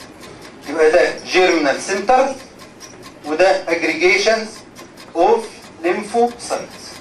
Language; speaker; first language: Arabic; native; Arabic